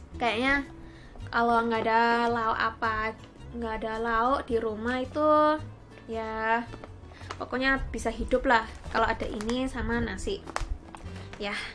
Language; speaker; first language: Indonesian; non-native, fluent; Japanese